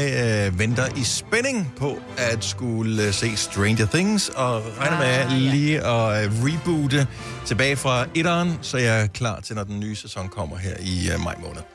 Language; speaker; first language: Danish; native; Danish